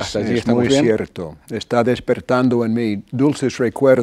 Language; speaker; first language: Spanish; non-native, fluent; English